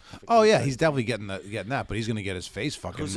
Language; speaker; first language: English; native; English